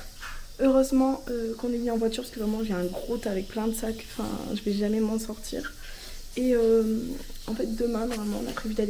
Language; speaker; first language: French; native; French